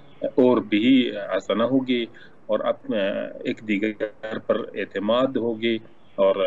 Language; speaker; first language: Hindi; non-native, learner; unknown